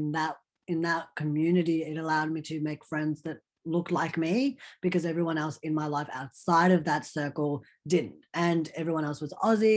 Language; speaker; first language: English; early bilingual, other home language; Hindi